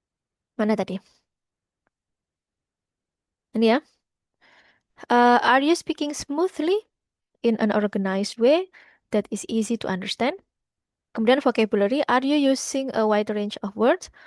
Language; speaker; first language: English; non-native, fluent; Indonesian